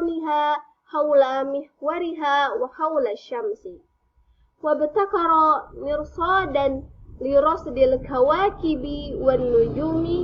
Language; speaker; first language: Arabic; non-native, fluent; Indonesian